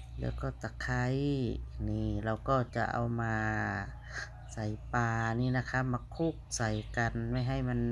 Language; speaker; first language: Thai; non-native, local second language; Lao